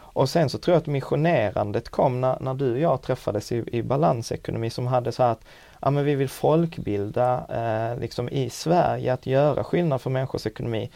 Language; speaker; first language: Swedish; early bilingual, other home language; Czech